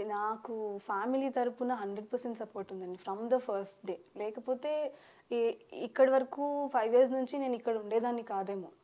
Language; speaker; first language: Telugu; early bilingual, heritage; Telugu